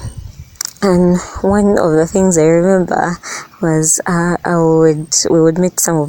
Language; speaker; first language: English; non-native, local second language; Ganda